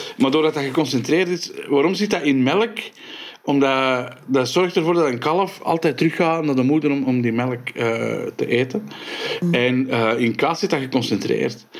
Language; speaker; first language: Dutch; native; Dutch